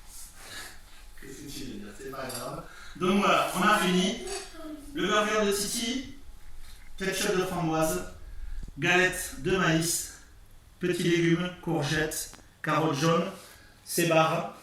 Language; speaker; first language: French; native; French